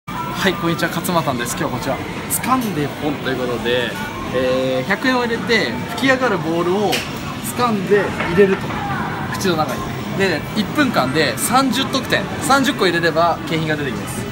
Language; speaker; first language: Japanese; native; Japanese